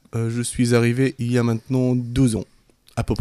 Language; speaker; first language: French; non-native, fluent; Arabic